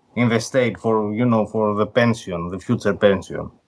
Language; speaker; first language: English; non-native, fluent; Greek